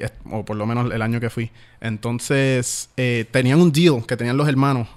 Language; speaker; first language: Spanish; native; Spanish